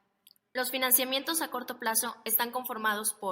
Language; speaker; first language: Spanish; native; Spanish